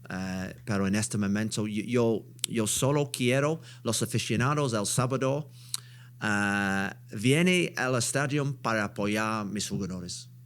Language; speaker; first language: Spanish; non-native, learner; English